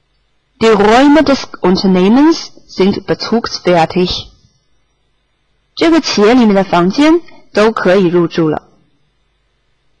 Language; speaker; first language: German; non-native, fluent; Chinese